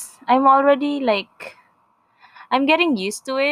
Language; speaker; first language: English; non-native, local second language; Filipino